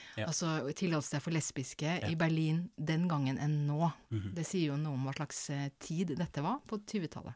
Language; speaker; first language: Norwegian; native; Norwegian